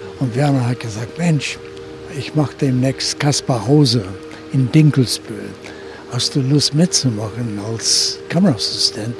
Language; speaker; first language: German; early bilingual, heritage; German